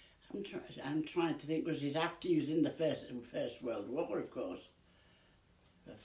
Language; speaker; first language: English; native; English